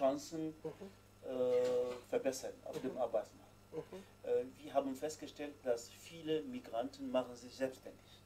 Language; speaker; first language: German; non-native, fluent; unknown